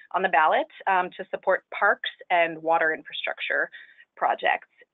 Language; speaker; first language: English; native; English